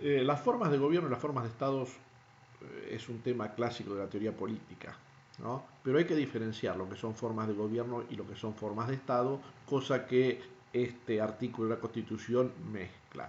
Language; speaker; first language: Spanish; native; Spanish